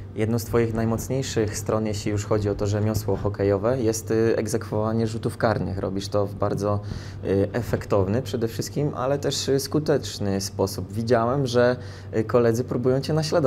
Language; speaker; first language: Polish; native; Polish